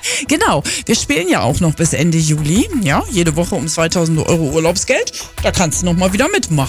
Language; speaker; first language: German; native; German